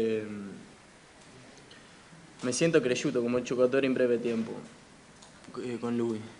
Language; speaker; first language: Italian; non-native, learner; Spanish